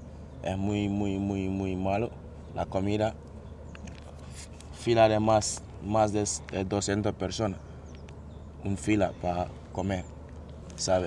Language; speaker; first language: Spanish; non-native, learner; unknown